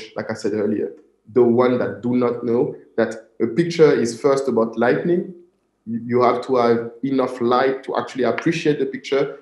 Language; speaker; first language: English; non-native, fluent; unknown